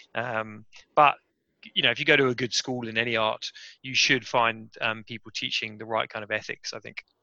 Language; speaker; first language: English; native; English